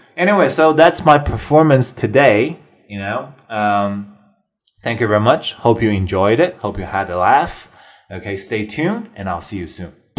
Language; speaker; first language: English; non-native, fluent; Chinese